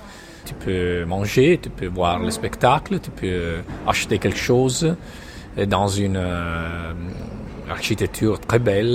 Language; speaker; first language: French; non-native, fluent; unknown